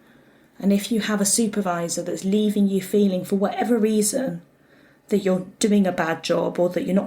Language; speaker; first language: English; native; English